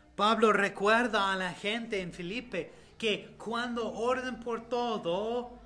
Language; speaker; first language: Spanish; non-native, learner; English